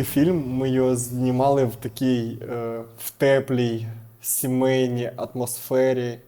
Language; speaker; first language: Ukrainian; native; Ukrainian